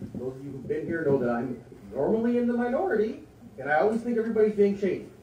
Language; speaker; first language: English; native; English